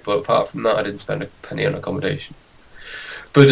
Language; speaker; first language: English; native; English